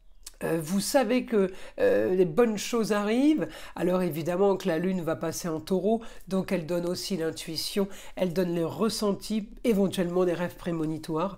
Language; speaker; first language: French; native; French